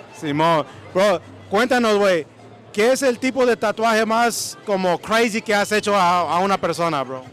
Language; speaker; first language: Spanish; early bilingual, heritage; Spanish